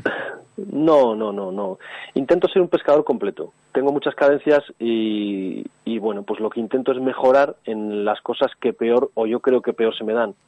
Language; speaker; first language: Spanish; native; Spanish